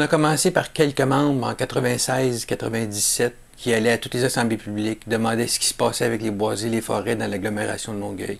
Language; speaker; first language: French; native; French